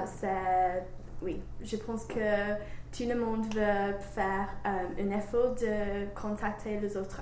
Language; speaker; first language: French; non-native, learner; English